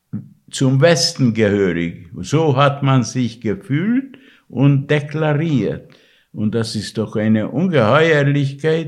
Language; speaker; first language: German; non-native, fluent; Hungarian